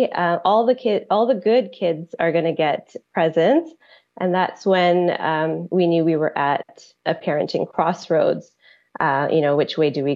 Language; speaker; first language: English; native; English